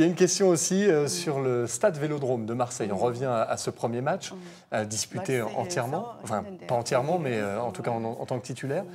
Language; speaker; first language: French; native; French